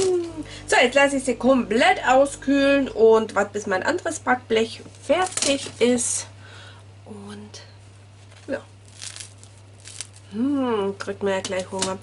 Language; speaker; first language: German; native; German